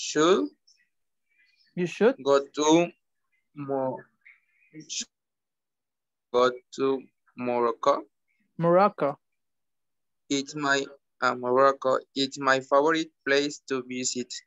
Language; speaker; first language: English; non-native, learner; Spanish